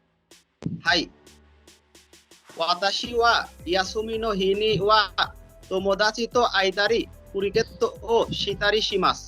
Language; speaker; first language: Japanese; non-native, learner; Bangla